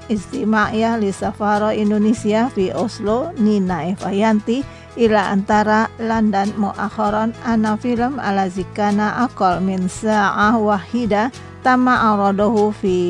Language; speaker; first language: Arabic; non-native, fluent; Indonesian